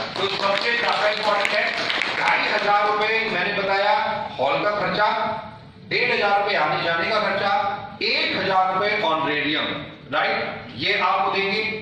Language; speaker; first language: Hindi; native; Hindi